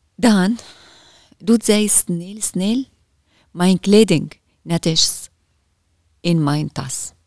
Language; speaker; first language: Dutch; non-native, learner; Arabic